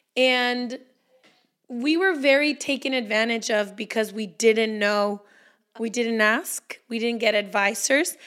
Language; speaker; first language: English; early bilingual, heritage; Spanish